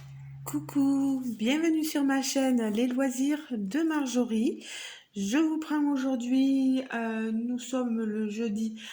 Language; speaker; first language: French; native; French